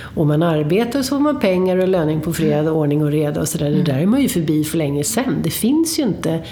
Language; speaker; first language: Swedish; native; Swedish